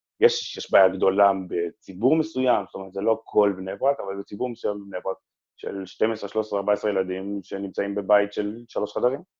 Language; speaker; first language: Hebrew; native; Hebrew